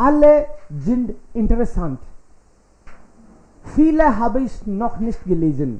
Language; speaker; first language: German; non-native, fluent; Hindi